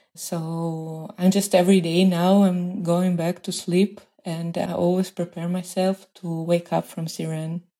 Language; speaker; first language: English; non-native, fluent; Russian